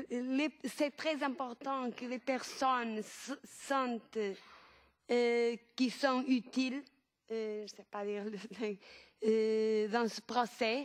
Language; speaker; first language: French; non-native, fluent; Portuguese